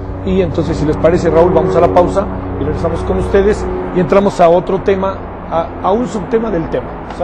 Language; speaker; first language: Spanish; native; Spanish